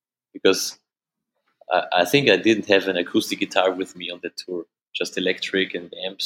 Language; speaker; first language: English; non-native, fluent; German